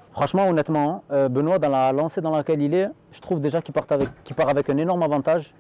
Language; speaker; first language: French; native; French